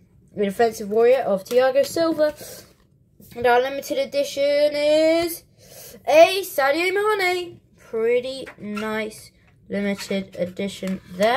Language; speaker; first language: English; native; English